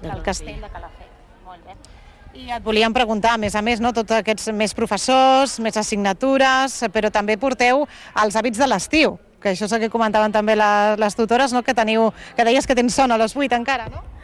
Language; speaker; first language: Catalan; native; Catalan